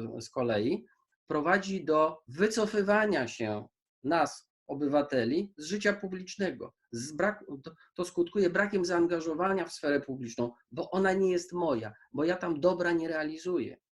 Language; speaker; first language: Polish; native; Polish